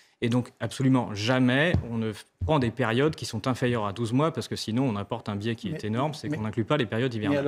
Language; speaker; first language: French; native; French